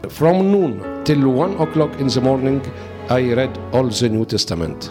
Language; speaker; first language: English; non-native, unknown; Arabic